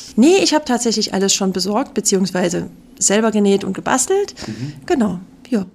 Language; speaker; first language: German; native; German